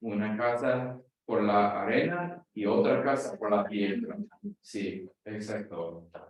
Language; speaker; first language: Spanish; non-native, fluent; English